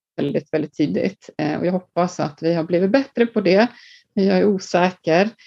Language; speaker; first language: Swedish; non-native, fluent; Icelandic